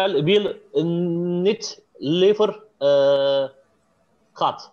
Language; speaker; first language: Dutch; non-native, learner; Turkish